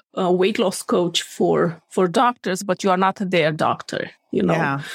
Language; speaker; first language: English; non-native, fluent; Romanian